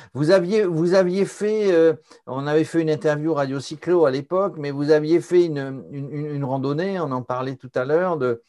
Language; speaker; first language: French; native; French